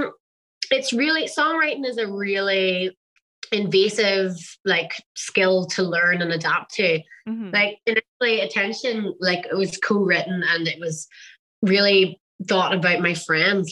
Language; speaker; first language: English; native; English